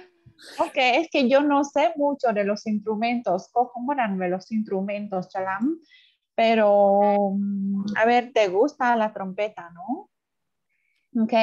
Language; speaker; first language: Spanish; non-native, fluent; Vietnamese